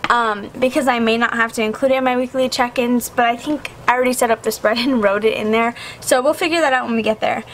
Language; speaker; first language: English; native; English